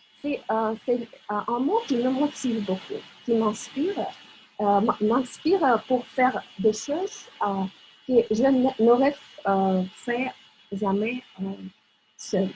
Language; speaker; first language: French; non-native, fluent; Russian